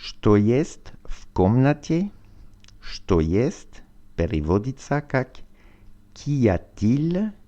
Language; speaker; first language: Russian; non-native, learner; French